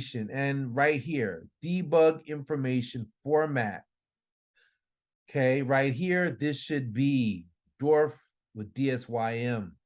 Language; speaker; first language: English; native; English